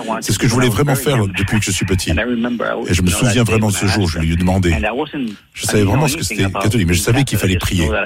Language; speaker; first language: French; non-native, fluent; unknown